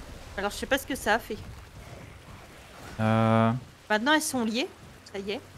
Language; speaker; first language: French; native; French